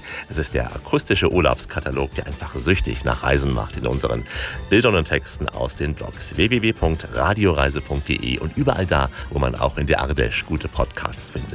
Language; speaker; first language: German; native; German